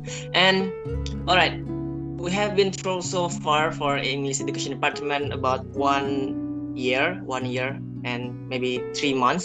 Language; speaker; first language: English; non-native, fluent; Indonesian